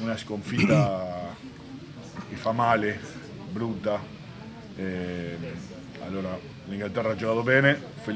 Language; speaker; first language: Italian; non-native, learner; Spanish